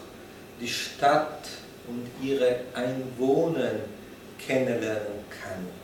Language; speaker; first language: German; non-native, fluent; Italian